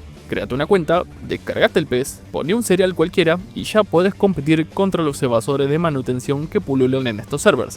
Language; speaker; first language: Spanish; native; Spanish